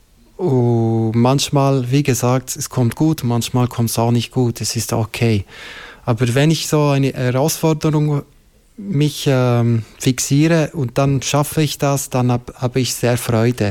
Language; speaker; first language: German; non-native, local second language; French